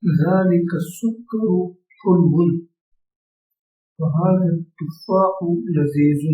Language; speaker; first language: Arabic; non-native, fluent; Urdu